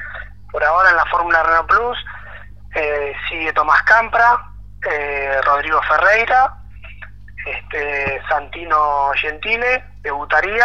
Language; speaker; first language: Spanish; native; Spanish